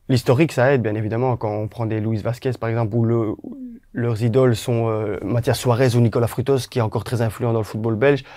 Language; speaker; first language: French; native; French